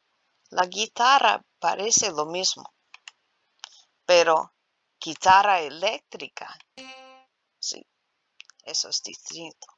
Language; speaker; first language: Spanish; non-native, learner; English